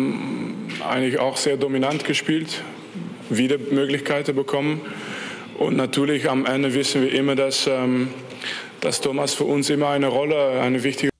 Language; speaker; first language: German; non-native, fluent; French